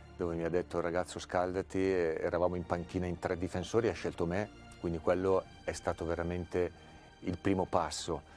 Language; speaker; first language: Italian; native; Italian